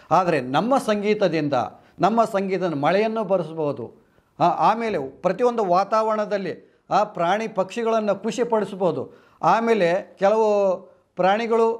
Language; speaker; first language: Kannada; non-native, local second language; Telugu